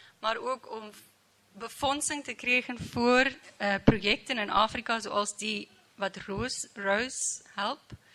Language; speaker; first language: Dutch; non-native, learner; English